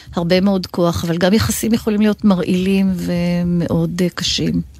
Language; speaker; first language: Hebrew; native; Hebrew